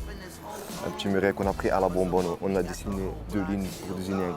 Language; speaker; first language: French; native; French